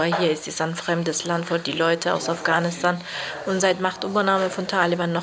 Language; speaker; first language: German; non-native, learner; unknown